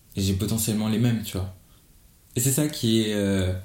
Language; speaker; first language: French; native; French